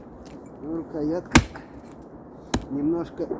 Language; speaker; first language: Russian; native; Russian